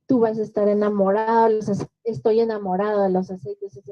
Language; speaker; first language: Spanish; native; Spanish